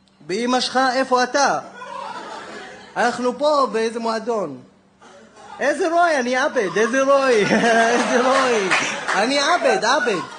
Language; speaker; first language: Hebrew; non-native, local second language; Arabic